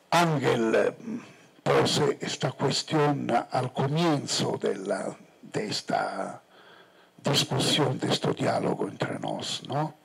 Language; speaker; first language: Spanish; non-native, fluent; Italian